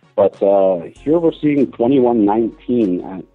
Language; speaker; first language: English; native; English